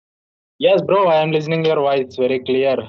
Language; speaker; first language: English; non-native, learner; Telugu